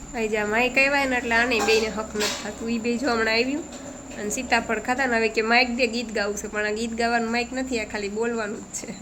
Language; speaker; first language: Gujarati; native; Gujarati